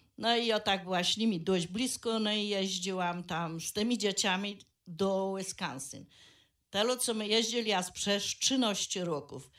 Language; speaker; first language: Polish; native; Polish